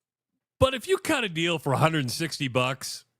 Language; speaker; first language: English; native; English